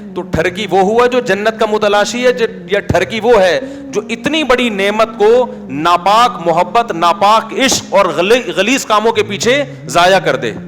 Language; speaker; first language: Urdu; native; Urdu